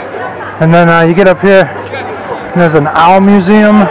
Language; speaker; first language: English; native; English